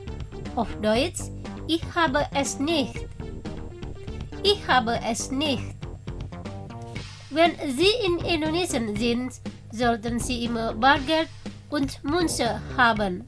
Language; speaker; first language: German; non-native, fluent; Indonesian